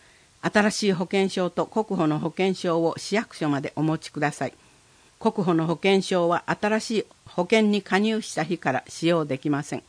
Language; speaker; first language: Japanese; native; Japanese